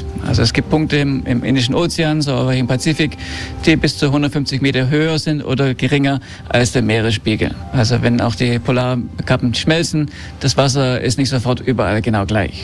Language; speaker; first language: German; non-native, fluent; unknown